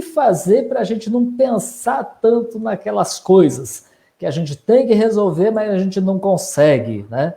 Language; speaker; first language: Portuguese; native; Portuguese